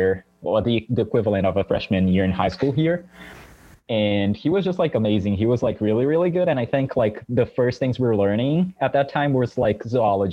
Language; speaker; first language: English; non-native, fluent; Portuguese